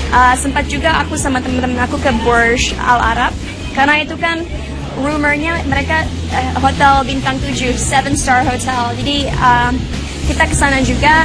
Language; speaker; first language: Indonesian; non-native, local second language; English